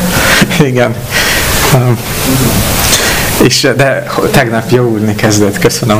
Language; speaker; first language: Hungarian; non-native, fluent; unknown